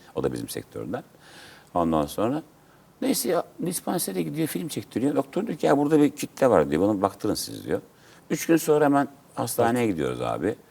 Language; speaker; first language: Turkish; native; Turkish